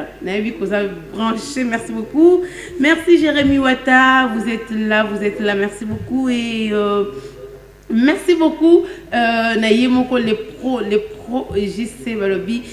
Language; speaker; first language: French; non-native, local second language; Lingala